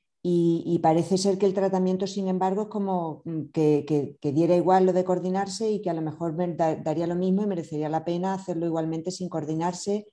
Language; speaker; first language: Spanish; native; Spanish